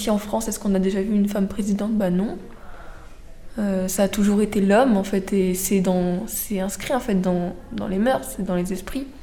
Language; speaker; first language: French; native; French